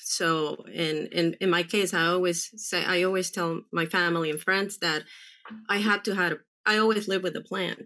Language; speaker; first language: English; early bilingual, other home language; Spanish